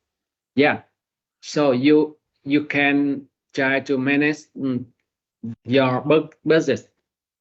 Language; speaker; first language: English; non-native, learner; Vietnamese